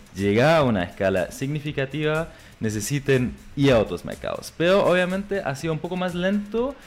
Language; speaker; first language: Spanish; non-native, fluent; German